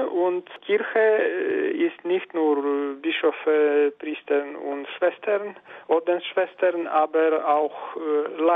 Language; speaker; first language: German; non-native, fluent; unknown